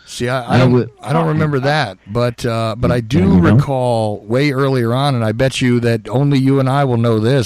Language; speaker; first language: English; native; English